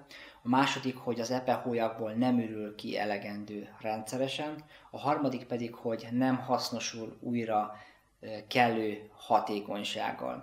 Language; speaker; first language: Hungarian; native; Hungarian